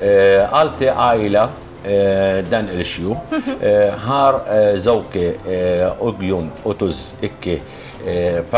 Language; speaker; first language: Turkish; non-native, learner; Arabic